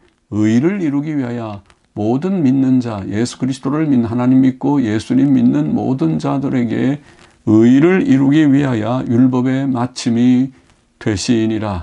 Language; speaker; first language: Korean; native; Korean